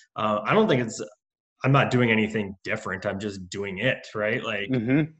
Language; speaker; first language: English; native; English